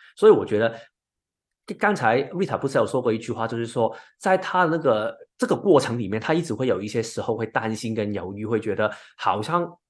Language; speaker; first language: Chinese; non-native, local second language; Cantonese